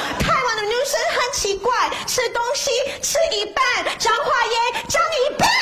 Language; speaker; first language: Chinese; non-native, fluent; English